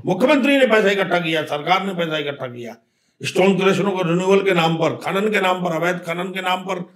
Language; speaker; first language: Hindi; native; Hindi